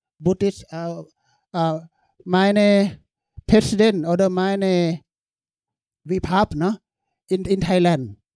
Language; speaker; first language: German; non-native, learner; Thai